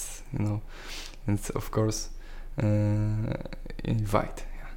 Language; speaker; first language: English; non-native, learner; Polish